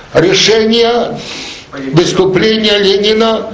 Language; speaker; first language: Russian; non-native, fluent; Polish